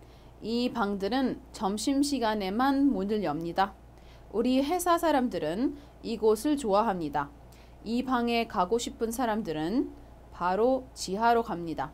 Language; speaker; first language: Korean; non-native, fluent; Arabic